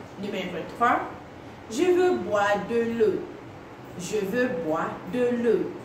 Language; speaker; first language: French; non-native, fluent; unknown